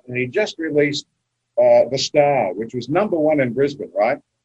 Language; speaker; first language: English; native; English